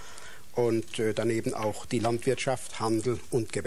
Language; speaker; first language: German; native; German